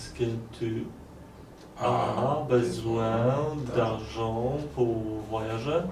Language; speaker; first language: French; non-native, learner; Polish